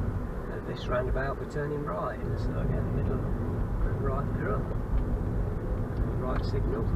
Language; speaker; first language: English; native; English